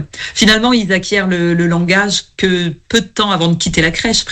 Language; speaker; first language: French; native; French